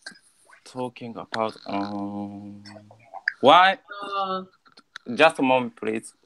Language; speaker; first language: English; non-native, learner; Japanese